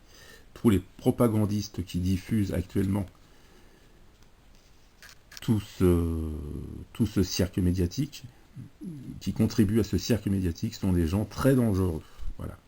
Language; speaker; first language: French; native; French